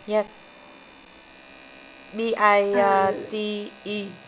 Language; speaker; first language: English; non-native, learner; Vietnamese